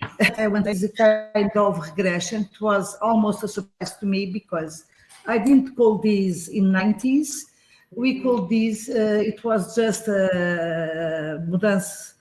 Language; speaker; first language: English; non-native, fluent; Portuguese